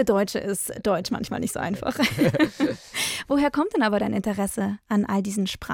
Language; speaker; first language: German; native; German